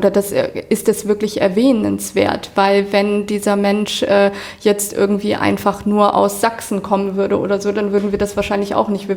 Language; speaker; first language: German; native; German